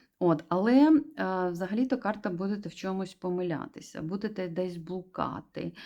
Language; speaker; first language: Ukrainian; non-native, local second language; Russian